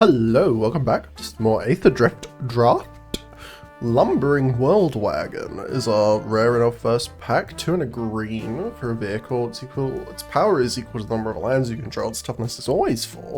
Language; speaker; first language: English; native; English